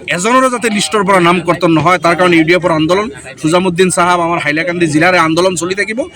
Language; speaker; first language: Assamese; non-native, local second language; Bangla